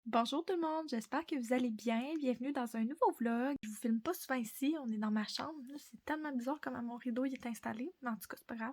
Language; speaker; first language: French; native; French